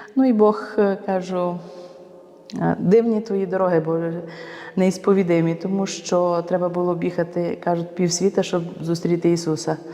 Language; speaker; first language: Ukrainian; native; Ukrainian